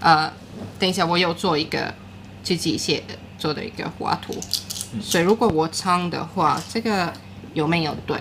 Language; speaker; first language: Chinese; non-native, learner; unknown